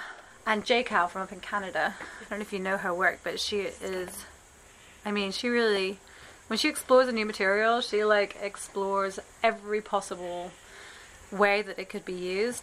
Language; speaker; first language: English; native; English